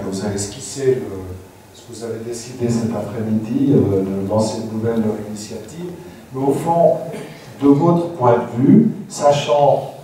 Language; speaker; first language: French; native; French